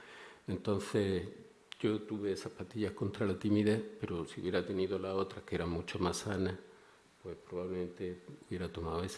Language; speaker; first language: Spanish; native; Spanish